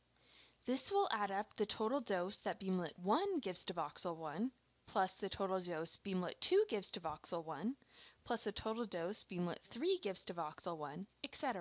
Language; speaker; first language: English; native; English